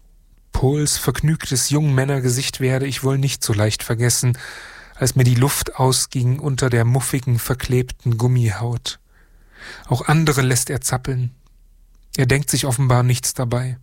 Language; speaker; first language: German; native; German